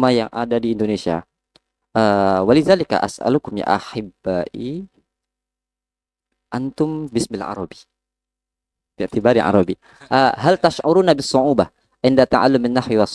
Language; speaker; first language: Indonesian; native; Indonesian